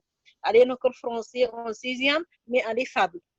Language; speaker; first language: French; non-native, learner; Arabic